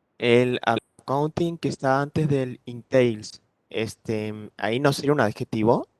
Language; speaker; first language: Spanish; native; Spanish